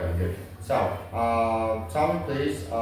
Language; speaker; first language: English; non-native, learner; Vietnamese